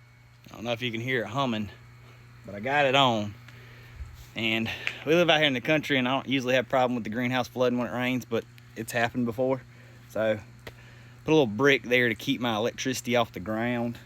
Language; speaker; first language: English; native; English